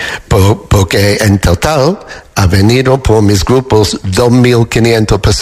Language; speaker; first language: Spanish; non-native, fluent; English